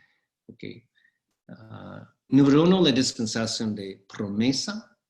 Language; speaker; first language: Spanish; non-native, fluent; English